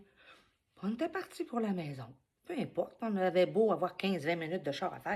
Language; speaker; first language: French; native; French